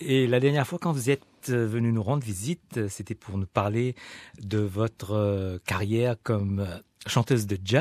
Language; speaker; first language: French; native; French